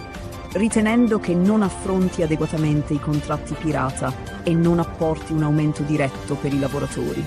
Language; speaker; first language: Italian; native; Italian